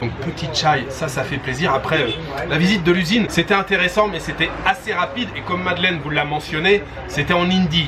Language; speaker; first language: French; native; French